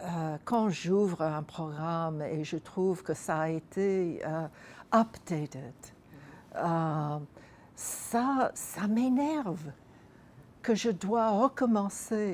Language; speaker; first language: French; non-native, fluent; English